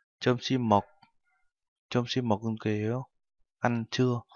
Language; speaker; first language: Vietnamese; native; Vietnamese